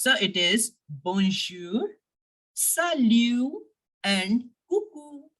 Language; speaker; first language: French; non-native, fluent; Hindi